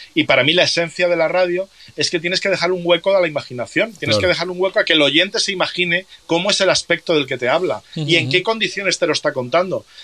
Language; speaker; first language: Spanish; native; Spanish